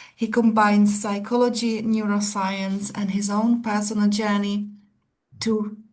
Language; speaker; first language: English; non-native, fluent; Czech